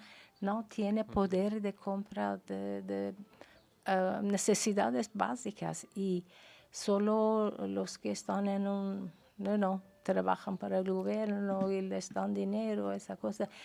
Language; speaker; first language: Spanish; non-native, fluent; Persian